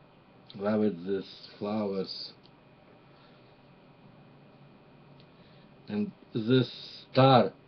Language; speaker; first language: English; non-native, learner; Russian